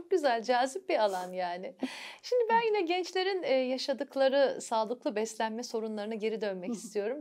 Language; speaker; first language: Turkish; native; Turkish